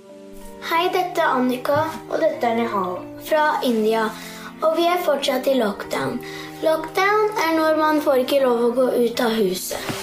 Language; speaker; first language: Norwegian; early bilingual, heritage; Norwegian